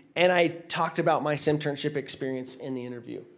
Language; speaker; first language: English; native; English